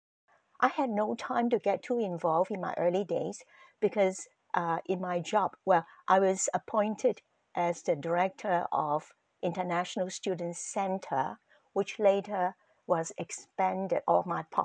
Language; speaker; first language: English; non-native, local second language; Cantonese